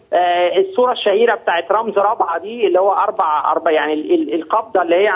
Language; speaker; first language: Arabic; native; Arabic